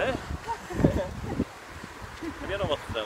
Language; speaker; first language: Dutch; native; Dutch